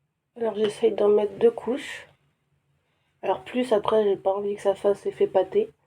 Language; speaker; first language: French; native; French